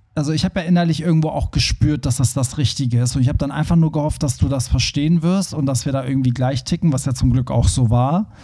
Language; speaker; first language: German; early bilingual, other home language; Persian